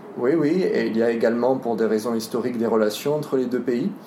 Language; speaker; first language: French; native; French